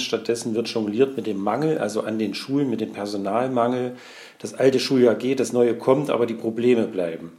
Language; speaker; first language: German; native; German